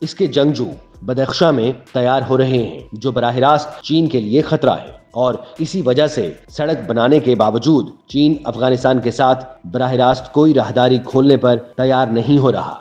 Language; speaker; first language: Urdu; native; Urdu